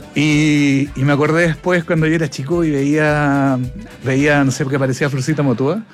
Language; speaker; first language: Spanish; native; Spanish